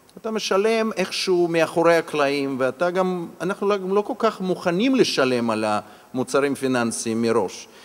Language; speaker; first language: Hebrew; non-native, fluent; Russian